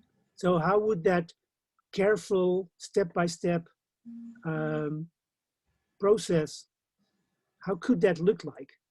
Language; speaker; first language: English; non-native, fluent; Dutch